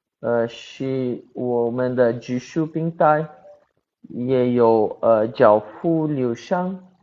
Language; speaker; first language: Chinese; non-native, learner; Portuguese